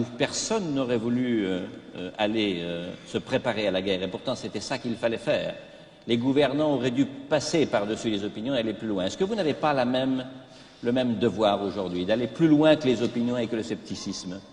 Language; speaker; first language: French; native; French